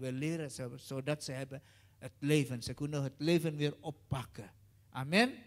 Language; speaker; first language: Dutch; non-native, learner; Indonesian